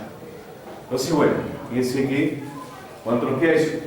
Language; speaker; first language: Spanish; native; Spanish